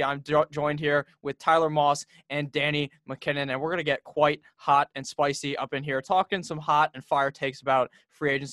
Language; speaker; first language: English; native; English